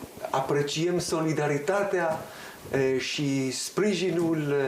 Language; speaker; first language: Romanian; early bilingual, heritage; Hebrew